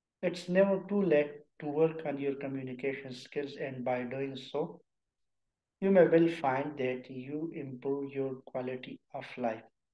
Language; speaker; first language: English; non-native, local second language; Urdu